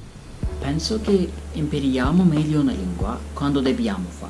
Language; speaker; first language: Italian; non-native, learner; Turkish